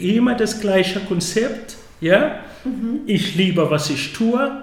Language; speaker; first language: German; non-native, fluent; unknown